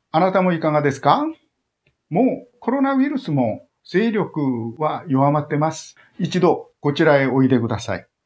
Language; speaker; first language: Japanese; non-native, fluent; Korean